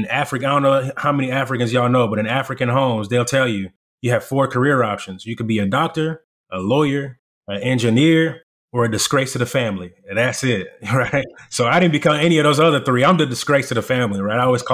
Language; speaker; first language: English; early bilingual, other home language; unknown